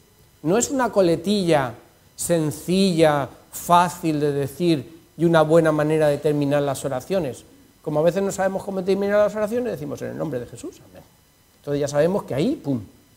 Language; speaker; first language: Spanish; native; Spanish